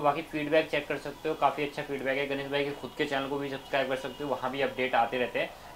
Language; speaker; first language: Hindi; native; Hindi